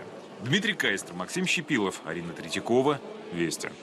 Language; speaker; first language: Russian; native; Russian